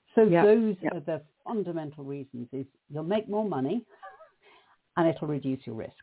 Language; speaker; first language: English; native; English